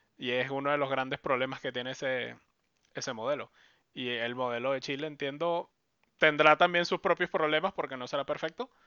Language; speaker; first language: Spanish; native; Spanish